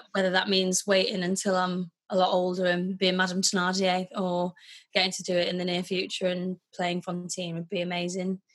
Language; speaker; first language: English; native; English